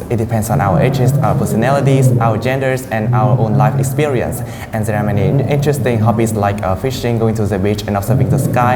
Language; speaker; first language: English; non-native, fluent; Vietnamese